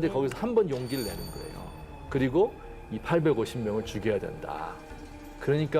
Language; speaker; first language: Korean; native; Korean